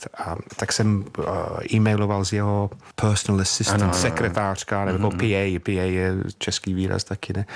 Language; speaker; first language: Czech; non-native, fluent; English